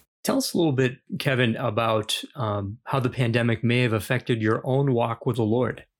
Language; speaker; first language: English; native; English